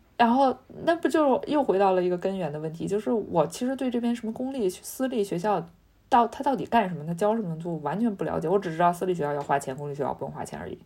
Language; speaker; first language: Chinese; native; Chinese